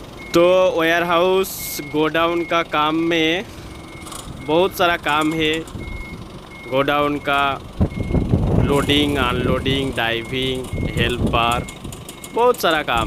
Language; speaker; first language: Hindi; non-native, learner; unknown